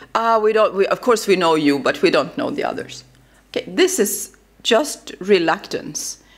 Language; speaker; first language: English; non-native, fluent; Swedish